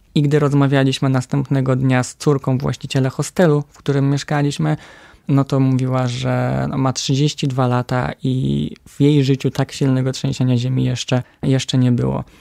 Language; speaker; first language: Polish; native; Polish